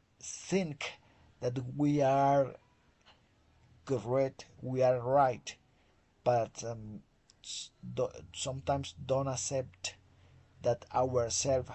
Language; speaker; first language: English; non-native, fluent; Spanish